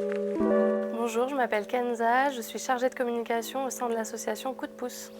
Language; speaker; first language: French; native; French